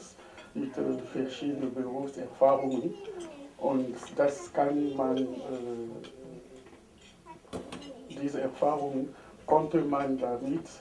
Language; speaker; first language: German; non-native, fluent; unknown